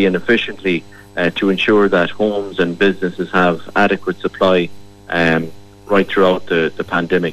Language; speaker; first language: English; native; English